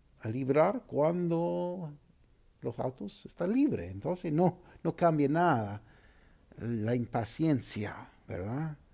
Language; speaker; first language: Spanish; non-native, fluent; English